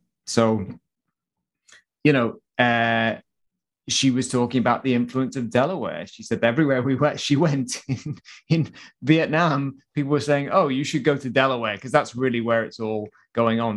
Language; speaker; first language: English; native; English